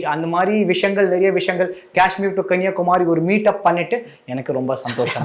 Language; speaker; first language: Tamil; non-native, learner; Kashmiri